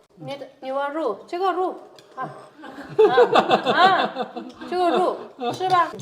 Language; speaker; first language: Chinese; non-native, learner; Indonesian